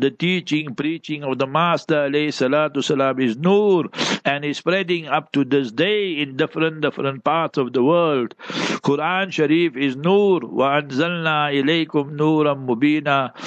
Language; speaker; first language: English; native; English